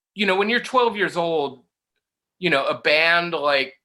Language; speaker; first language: English; native; English